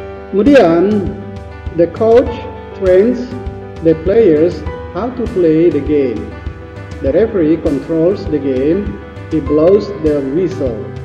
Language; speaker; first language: English; non-native, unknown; Indonesian